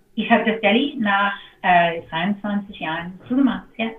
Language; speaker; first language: German; non-native, fluent; English